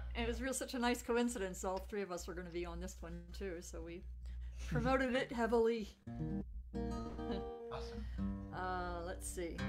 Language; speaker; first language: English; native; English